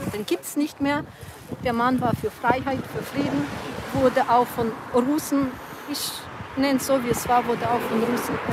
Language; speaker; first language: German; non-native, fluent; Ukrainian